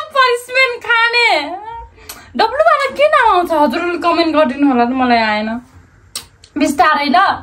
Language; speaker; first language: Nepali; non-native, local second language; Dangaura Tharu